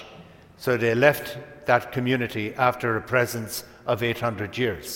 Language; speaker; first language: English; native; English